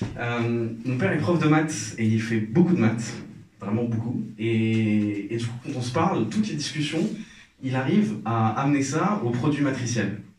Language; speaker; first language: French; non-native, local second language; Arabic